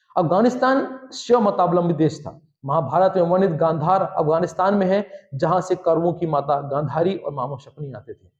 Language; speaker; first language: Hindi; native; Hindi